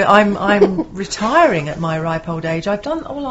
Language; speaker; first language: English; native; English